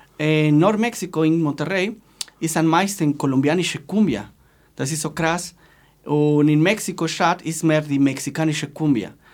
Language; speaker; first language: German; non-native, fluent; Spanish